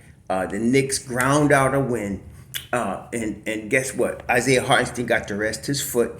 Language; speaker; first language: English; native; English